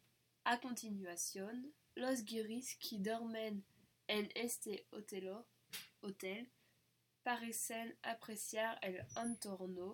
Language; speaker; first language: Spanish; non-native, learner; French